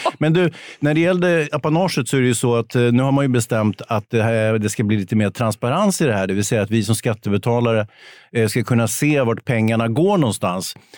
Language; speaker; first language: Swedish; native; Swedish